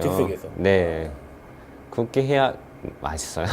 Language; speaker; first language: Korean; non-native, learner; Japanese